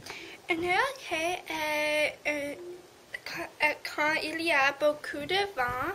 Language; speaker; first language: French; non-native, learner; English